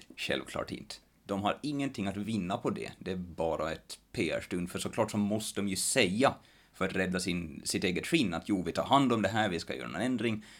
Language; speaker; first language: Swedish; native; Swedish